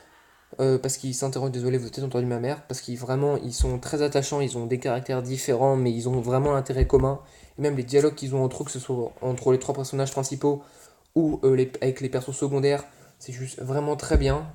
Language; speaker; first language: French; native; French